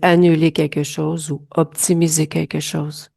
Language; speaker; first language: French; native; French